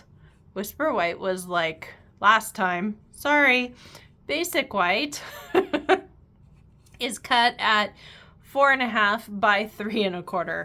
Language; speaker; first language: English; native; English